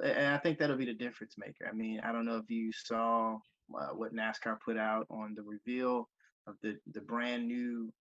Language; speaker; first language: English; native; English